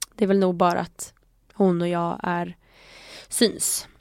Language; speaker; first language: Swedish; non-native, fluent; Italian